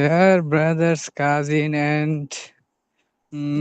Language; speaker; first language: English; non-native, learner; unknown